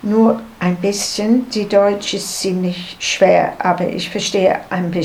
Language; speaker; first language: German; non-native, learner; English